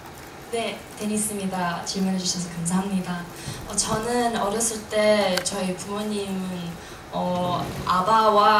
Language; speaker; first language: Korean; early bilingual, heritage; Korean